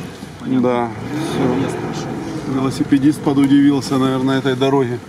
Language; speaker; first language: Russian; native; Russian